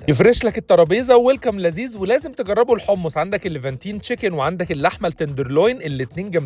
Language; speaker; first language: Arabic; native; Arabic